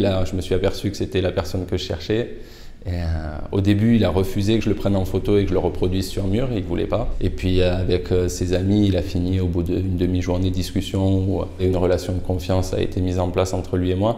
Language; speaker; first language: French; native; French